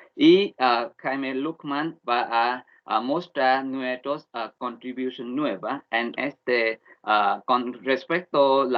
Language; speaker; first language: Spanish; non-native, learner; Vietnamese